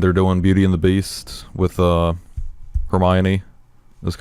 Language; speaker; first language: English; native; English